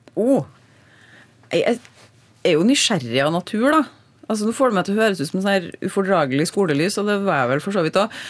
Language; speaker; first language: Norwegian; native; Norwegian